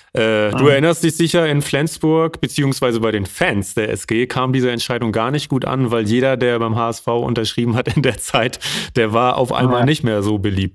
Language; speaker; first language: German; native; German